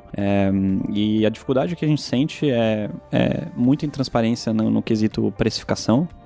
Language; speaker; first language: Portuguese; non-native, fluent; German